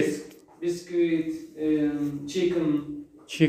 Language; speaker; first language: English; non-native, learner; Turkmen